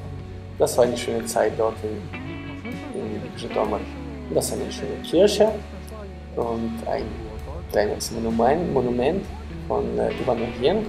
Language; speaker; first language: German; non-native, fluent; Ukrainian